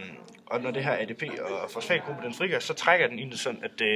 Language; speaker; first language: Danish; native; Danish